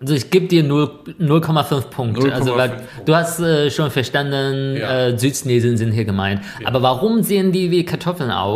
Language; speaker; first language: German; non-native, fluent; Chinese